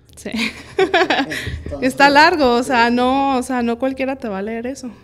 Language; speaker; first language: Spanish; early bilingual, heritage; Spanish